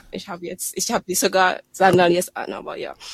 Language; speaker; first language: German; non-native, fluent; English